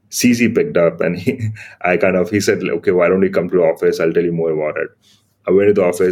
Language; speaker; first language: English; non-native, local second language; Hindi